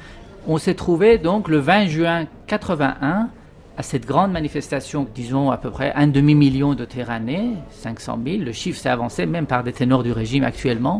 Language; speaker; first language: French; non-native, fluent; Persian